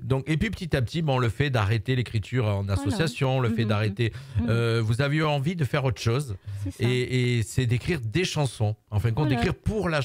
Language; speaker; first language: French; native; French